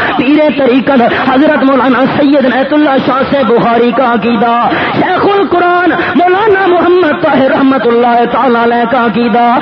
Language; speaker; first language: Urdu; non-native, local second language; Pashto